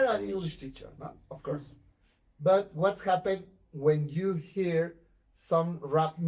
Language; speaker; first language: English; non-native, fluent; Spanish